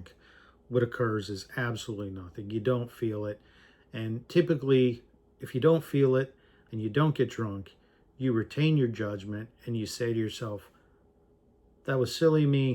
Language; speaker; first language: English; native; English